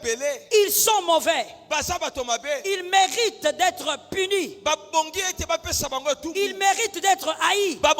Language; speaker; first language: French; non-native, local second language; Lingala